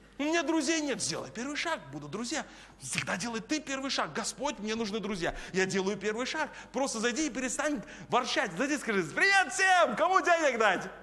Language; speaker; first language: Russian; native; Russian